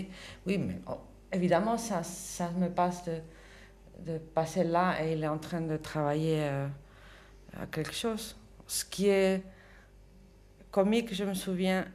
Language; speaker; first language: French; non-native, fluent; Dutch